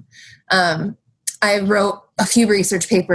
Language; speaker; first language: English; native; English